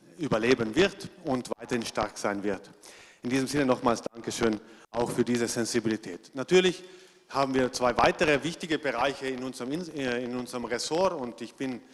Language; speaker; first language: German; non-native, local second language; Ladin